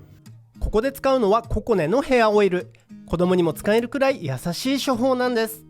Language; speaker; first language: Japanese; native; Japanese